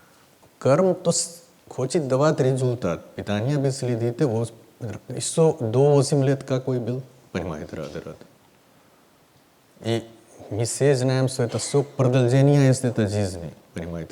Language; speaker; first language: Russian; non-native, learner; Hindi